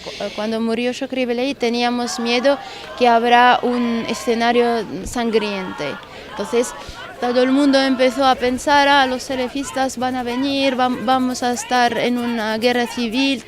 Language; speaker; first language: Spanish; non-native, fluent; Arabic